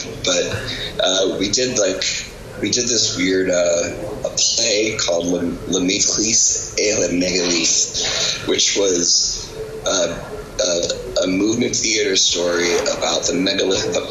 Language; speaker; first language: English; native; English